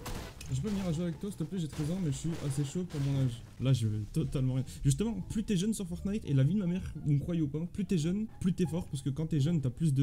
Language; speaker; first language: French; native; French